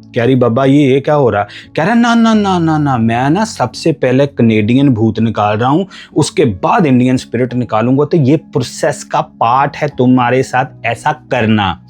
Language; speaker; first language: Hindi; non-native, local second language; Punjabi